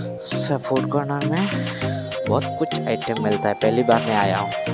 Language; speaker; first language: Hindi; non-native, local second language; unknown